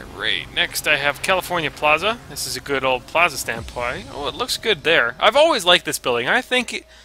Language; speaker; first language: English; native; English